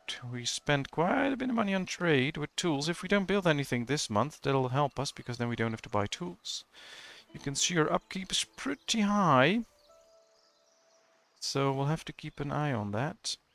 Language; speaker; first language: English; non-native, fluent; Dutch